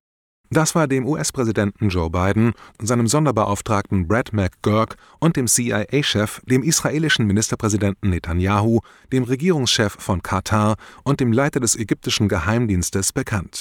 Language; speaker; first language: German; native; German